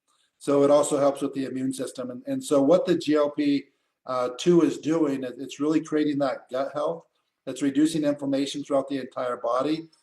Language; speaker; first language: English; native; English